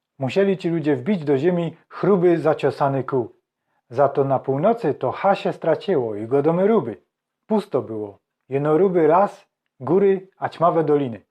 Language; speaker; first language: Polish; native; Polish